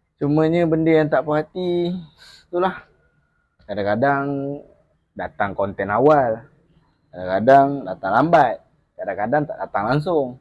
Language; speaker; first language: Malay; native; Malay